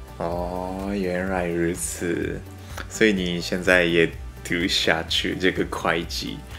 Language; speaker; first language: Chinese; non-native, fluent; Japanese